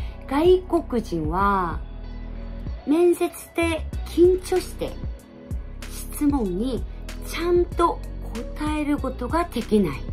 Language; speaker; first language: Japanese; non-native, fluent; Korean